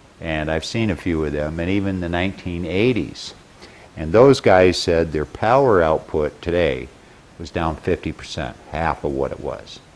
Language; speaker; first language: English; native; English